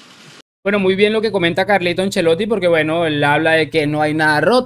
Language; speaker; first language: Spanish; native; Spanish